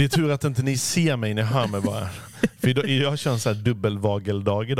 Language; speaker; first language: Swedish; native; Swedish